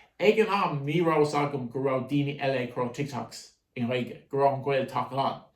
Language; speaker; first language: Irish; native; Irish